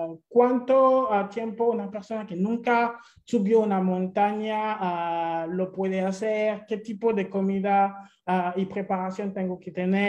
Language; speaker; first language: Spanish; non-native, fluent; French